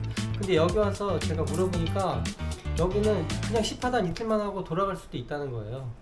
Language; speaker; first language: Korean; native; Korean